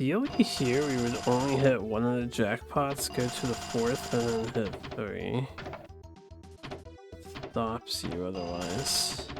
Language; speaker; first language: English; native; English